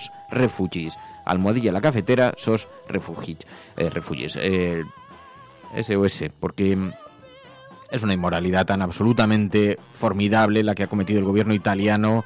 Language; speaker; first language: Spanish; native; Spanish